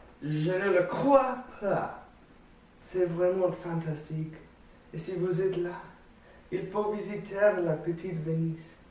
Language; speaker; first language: French; non-native, learner; English